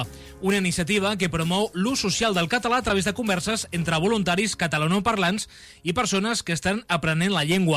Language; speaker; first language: Catalan; native; Catalan